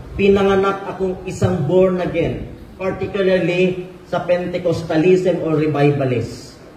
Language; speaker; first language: Filipino; non-native, local second language; Cebuano